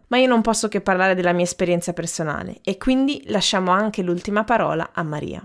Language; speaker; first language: Italian; native; Italian